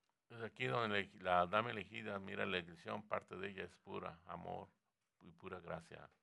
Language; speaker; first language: Spanish; native; Spanish